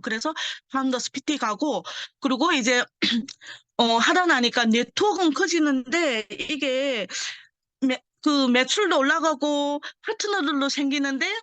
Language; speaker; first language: Korean; early bilingual, heritage; Korean